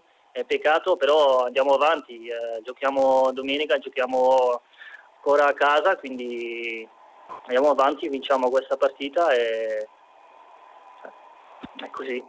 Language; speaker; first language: Italian; non-native, fluent; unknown